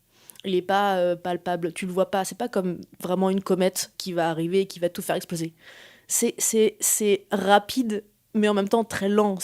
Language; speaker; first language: French; native; French